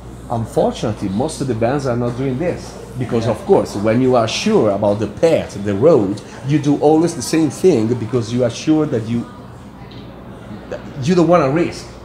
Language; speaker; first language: English; non-native, fluent; Italian